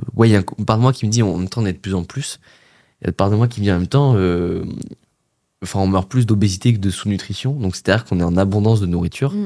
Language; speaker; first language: French; native; French